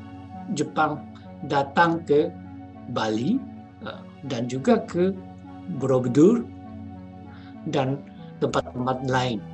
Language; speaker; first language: Indonesian; non-native, fluent; Japanese